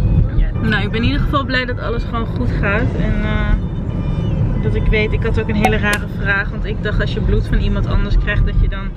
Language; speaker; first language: Dutch; native; Dutch